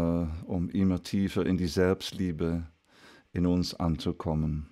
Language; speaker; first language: German; non-native, fluent; Dutch